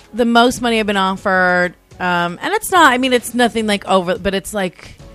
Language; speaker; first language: English; native; English